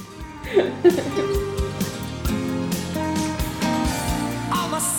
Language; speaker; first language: English; native; English